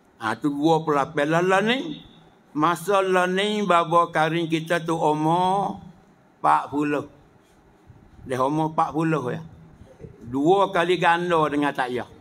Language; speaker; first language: Malay; native; Malay